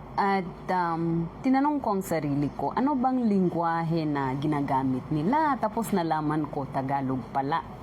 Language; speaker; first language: Filipino; non-native, fluent; Swahili